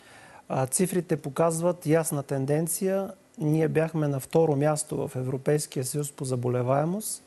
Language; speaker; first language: Bulgarian; native; Bulgarian